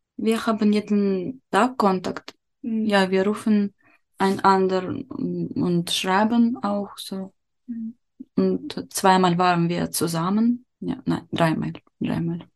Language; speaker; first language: German; non-native, learner; Ukrainian